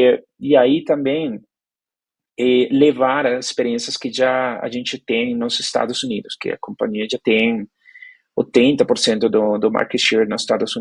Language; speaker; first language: Portuguese; non-native, fluent; Spanish